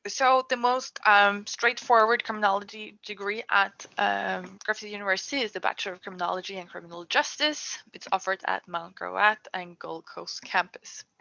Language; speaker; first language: English; non-native, fluent; Norwegian